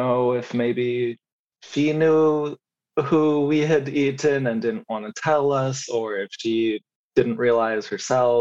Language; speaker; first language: English; native; English